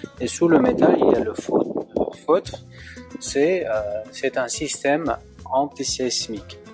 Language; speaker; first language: French; non-native, fluent; Uzbek